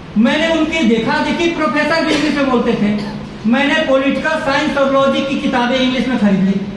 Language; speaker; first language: Hindi; non-native, local second language; Bhojpuri